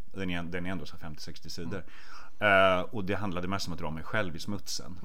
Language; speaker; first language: Swedish; native; Swedish